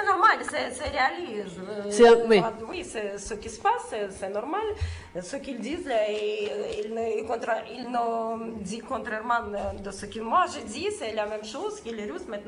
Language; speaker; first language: French; non-native, fluent; Russian